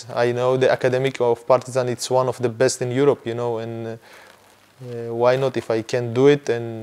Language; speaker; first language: English; non-native, fluent; Hebrew